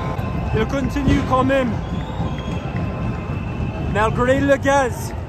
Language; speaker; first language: French; non-native, learner; English